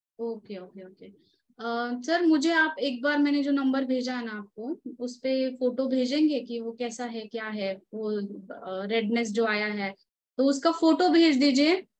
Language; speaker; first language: Hindi; non-native, local second language; Marathi